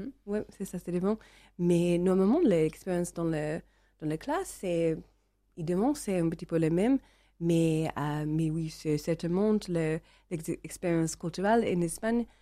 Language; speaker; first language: French; non-native, learner; English